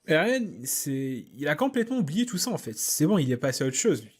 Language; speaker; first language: French; native; French